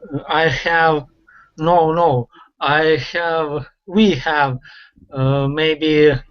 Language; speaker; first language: English; non-native, learner; Russian